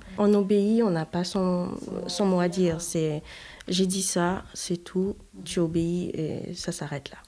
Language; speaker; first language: French; non-native, local second language; Haitian Creole